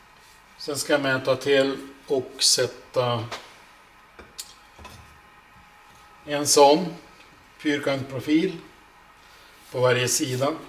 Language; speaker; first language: Swedish; native; Swedish